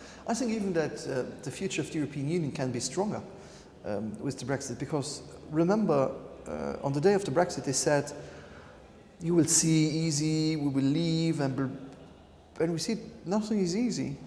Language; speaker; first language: English; non-native, fluent; Luxembourgish